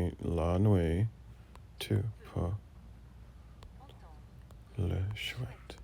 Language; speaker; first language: French; non-native, learner; English